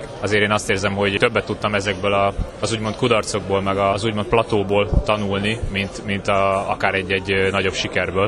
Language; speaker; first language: Hungarian; native; Hungarian